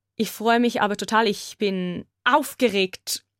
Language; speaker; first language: German; non-native, fluent; Hebrew